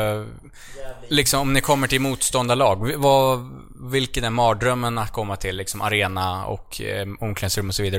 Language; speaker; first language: Swedish; native; Swedish